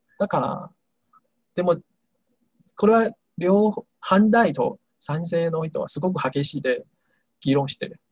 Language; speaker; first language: Japanese; non-native, learner; Chinese